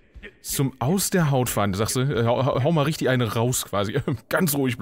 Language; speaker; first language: German; native; German